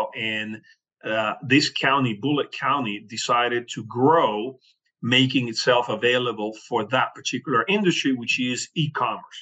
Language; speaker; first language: English; non-native, fluent; Spanish